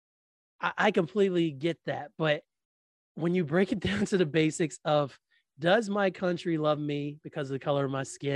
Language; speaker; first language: English; native; English